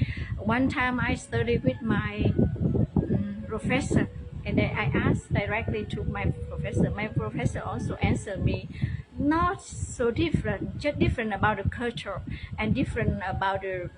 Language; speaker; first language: English; non-native, learner; Vietnamese